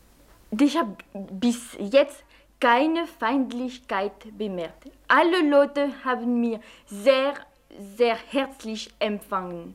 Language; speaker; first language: German; non-native, fluent; French